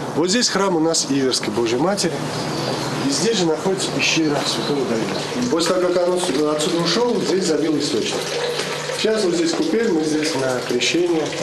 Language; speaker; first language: Russian; non-native, local second language; Georgian